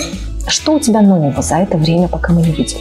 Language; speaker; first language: Russian; native; Russian